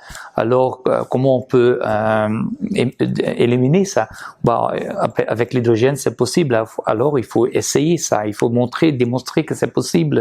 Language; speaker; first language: French; non-native, local second language; Dutch